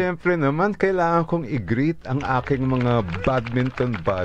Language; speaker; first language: Filipino; native; Filipino